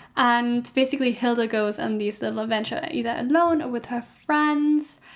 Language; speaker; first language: English; non-native, fluent; German